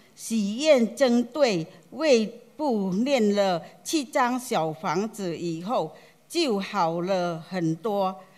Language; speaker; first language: Chinese; non-native, fluent; Khmer